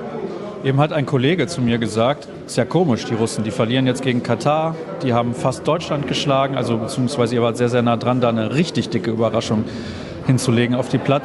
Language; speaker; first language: German; native; German